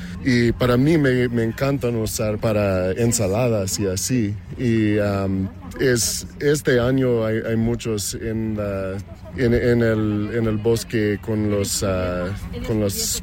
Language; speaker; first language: Spanish; non-native, fluent; English